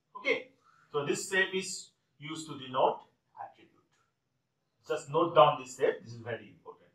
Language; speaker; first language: English; non-native, local second language; Assamese